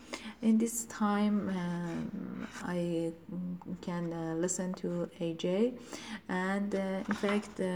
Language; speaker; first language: English; non-native, learner; Persian